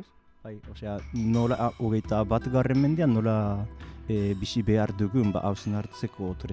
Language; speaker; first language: Basque; non-native, fluent; Japanese